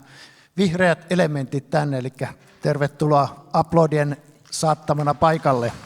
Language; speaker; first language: Finnish; native; Finnish